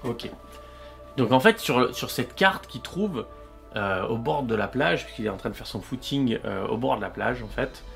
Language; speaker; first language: French; native; French